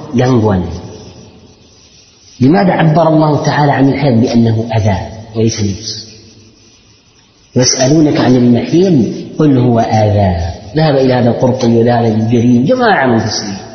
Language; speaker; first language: Arabic; non-native, fluent; Malay